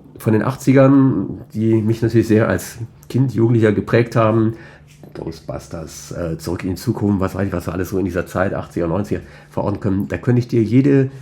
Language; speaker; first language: German; native; German